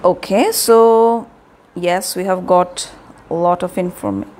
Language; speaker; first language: English; non-native, local second language; Bangla